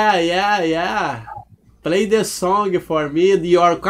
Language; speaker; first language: English; non-native, learner; Portuguese